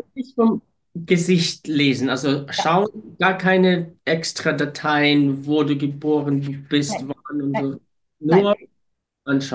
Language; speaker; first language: German; non-native, fluent; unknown